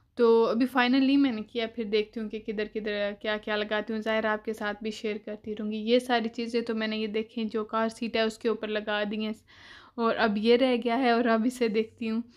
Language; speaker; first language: Urdu; native; Urdu